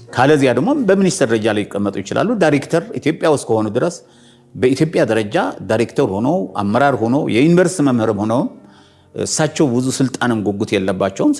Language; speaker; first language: Amharic; non-native, local second language; Tigrinya